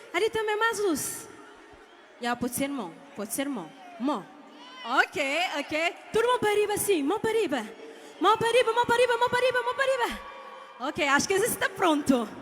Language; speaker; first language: Portuguese; non-native, local second language; Kabuverdianu